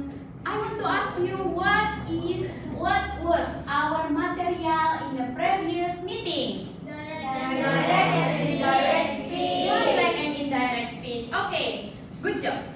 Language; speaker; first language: English; non-native, fluent; Indonesian